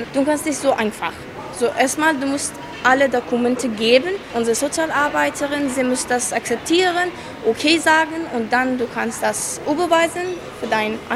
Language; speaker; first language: German; non-native, learner; Persian